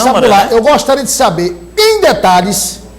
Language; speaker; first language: Portuguese; native; Portuguese